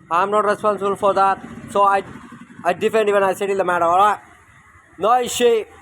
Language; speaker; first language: English; non-native, local second language; Telugu